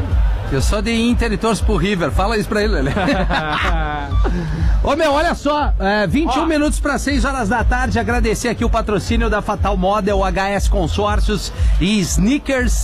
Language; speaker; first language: Portuguese; native; Portuguese